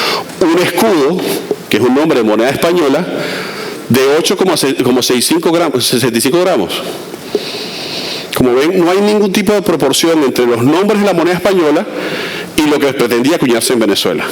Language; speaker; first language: Spanish; native; Spanish